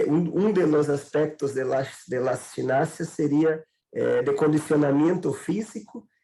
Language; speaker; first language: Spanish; non-native, learner; Portuguese